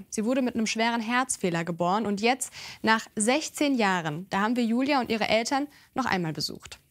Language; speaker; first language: German; native; German